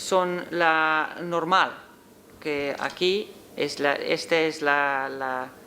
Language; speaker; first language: Spanish; non-native, learner; Dutch